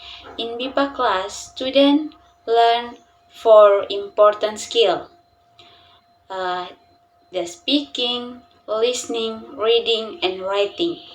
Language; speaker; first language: English; non-native, learner; Indonesian